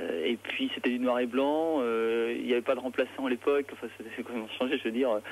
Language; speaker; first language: French; native; French